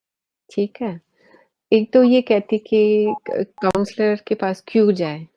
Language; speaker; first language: Hindi; early bilingual, heritage; English